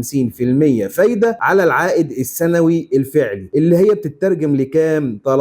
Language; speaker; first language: Arabic; native; Arabic